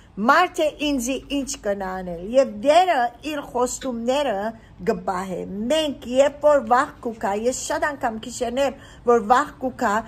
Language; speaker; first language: Armenian; early bilingual, heritage; Armenian